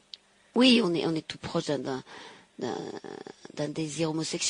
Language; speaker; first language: French; native; French